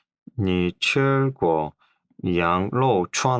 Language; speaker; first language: Chinese; non-native, learner; Korean